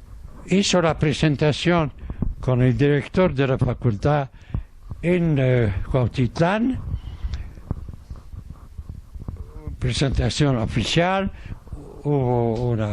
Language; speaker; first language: Spanish; non-native, fluent; Arabic